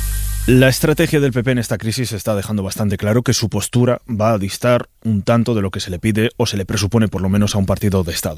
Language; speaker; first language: Spanish; native; Spanish